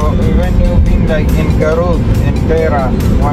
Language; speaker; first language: English; non-native, fluent; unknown